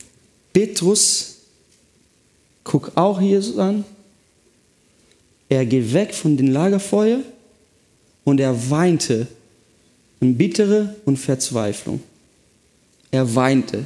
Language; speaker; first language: German; non-native, fluent; Portuguese